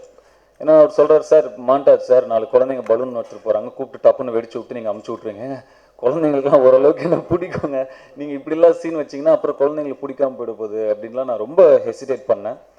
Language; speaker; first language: Tamil; native; Tamil